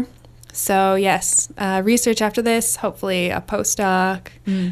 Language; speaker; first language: English; native; English